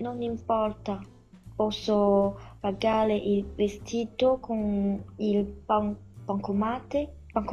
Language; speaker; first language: Italian; non-native, learner; Chinese